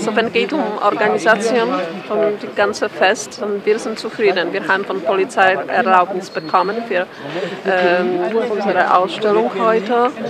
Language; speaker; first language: German; non-native, learner; Polish